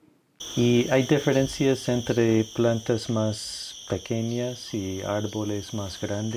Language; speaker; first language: Spanish; non-native, fluent; English